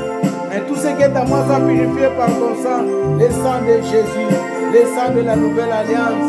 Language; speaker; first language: French; non-native, local second language; Lingala